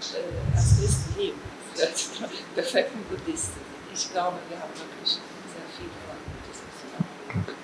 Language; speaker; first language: German; non-native, fluent; Polish